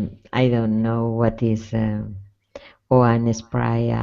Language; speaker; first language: English; non-native, learner; Spanish